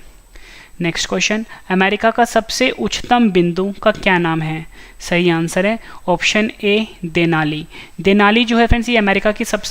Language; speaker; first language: Hindi; native; Hindi